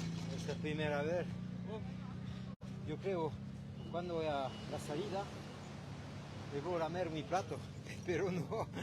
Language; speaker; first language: Spanish; non-native, learner; French